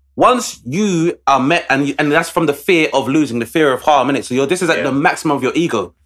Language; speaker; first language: English; native; English